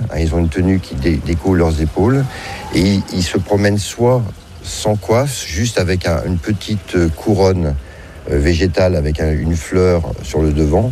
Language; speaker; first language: French; native; French